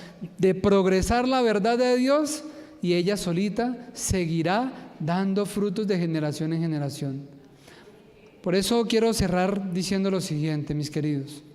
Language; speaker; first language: Spanish; native; Spanish